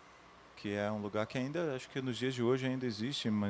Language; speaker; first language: Portuguese; native; Portuguese